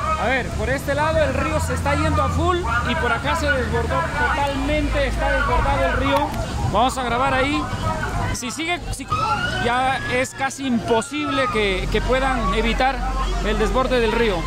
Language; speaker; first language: Spanish; native; Spanish